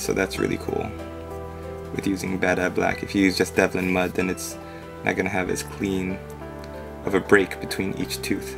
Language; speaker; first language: English; native; English